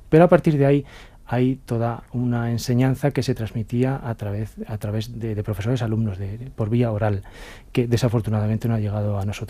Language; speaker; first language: Spanish; native; Spanish